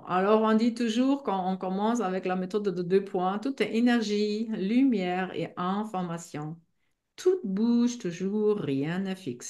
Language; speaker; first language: French; non-native, fluent; German